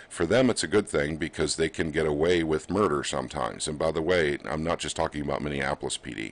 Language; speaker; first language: English; native; English